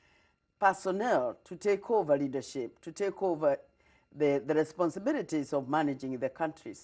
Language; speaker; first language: English; non-native, local second language; Kikuyu